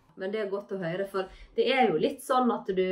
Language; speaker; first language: Norwegian; native; Norwegian